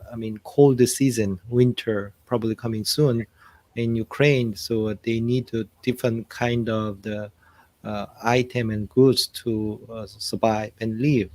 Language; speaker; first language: English; non-native, fluent; Korean